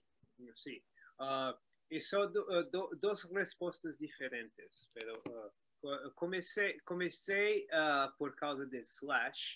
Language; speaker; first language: Spanish; non-native, learner; Portuguese